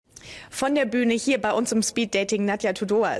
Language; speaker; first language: German; native; German